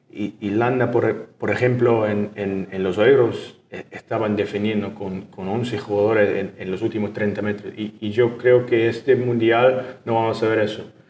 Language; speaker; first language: Spanish; non-native, fluent; Dutch